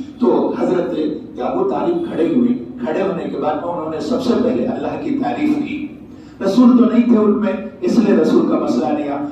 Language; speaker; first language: Urdu; native; Urdu